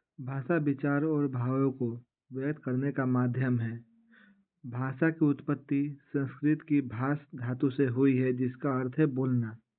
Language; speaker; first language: Hindi; native; Hindi